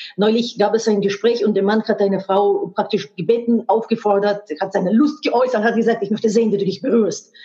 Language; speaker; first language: German; non-native, fluent; Russian